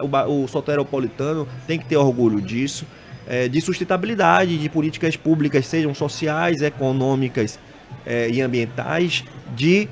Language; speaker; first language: Portuguese; native; Portuguese